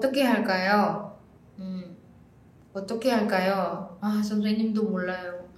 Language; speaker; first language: Korean; non-native, fluent; Indonesian